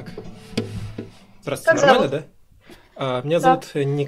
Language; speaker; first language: Russian; native; Russian